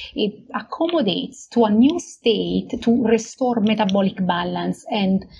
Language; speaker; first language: English; non-native, fluent; Italian